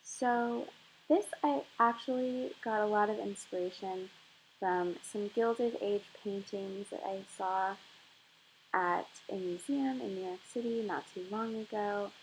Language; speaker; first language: English; native; English